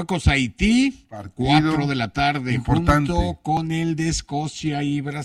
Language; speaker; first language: Spanish; native; Spanish